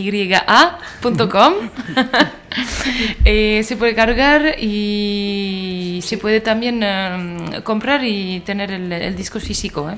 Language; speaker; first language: Spanish; non-native, fluent; French